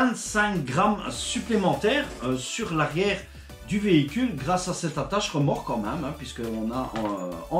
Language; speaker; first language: French; native; French